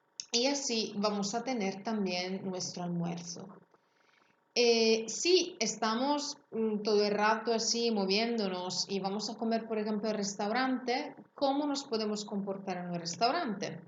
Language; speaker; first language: Spanish; non-native, fluent; Italian